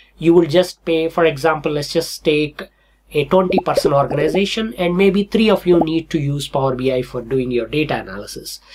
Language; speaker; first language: English; non-native, local second language; Telugu